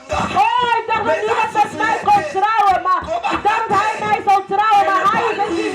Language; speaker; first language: Dutch; non-native, fluent; Lingala